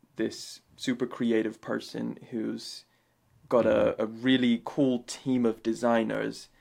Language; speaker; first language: English; native; English